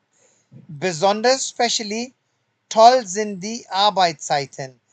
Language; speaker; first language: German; non-native, fluent; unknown